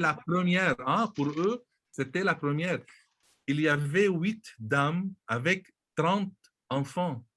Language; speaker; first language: French; non-native, local second language; Arabic